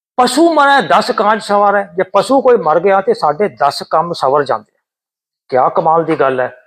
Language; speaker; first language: Punjabi; early bilingual, heritage; Punjabi